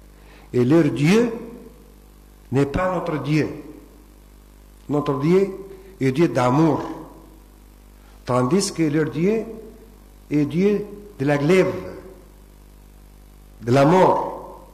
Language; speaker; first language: French; non-native, fluent; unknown